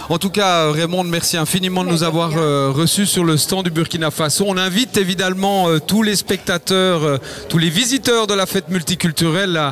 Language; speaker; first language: French; native; French